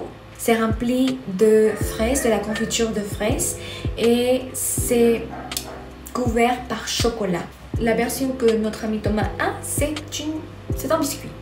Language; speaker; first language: French; non-native, fluent; Spanish